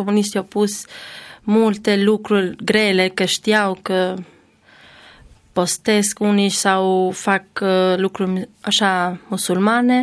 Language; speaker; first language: Romanian; non-native, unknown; Albanian